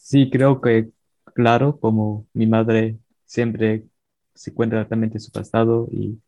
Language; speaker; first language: Spanish; early bilingual, heritage; Spanish